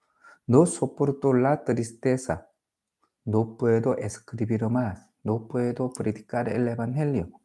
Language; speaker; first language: Spanish; non-native, learner; Korean